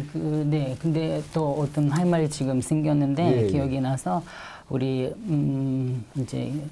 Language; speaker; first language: Korean; non-native, learner; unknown